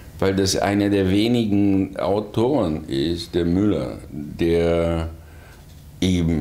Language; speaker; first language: German; non-native, fluent; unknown